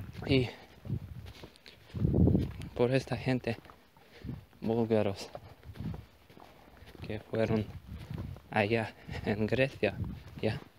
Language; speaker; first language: Spanish; non-native, learner; Bulgarian